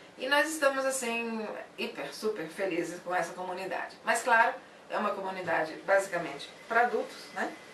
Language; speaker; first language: Portuguese; non-native, fluent; Italian